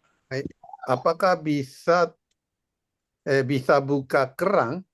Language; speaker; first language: Indonesian; non-native, fluent; Japanese